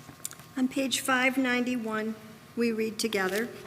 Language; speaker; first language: English; native; English